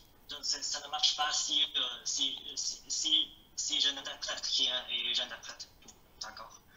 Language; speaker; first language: French; non-native, learner; Chinese